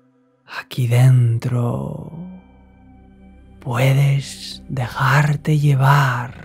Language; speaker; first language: Spanish; native; Spanish